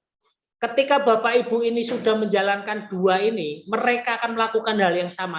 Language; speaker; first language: Indonesian; non-native, local second language; Javanese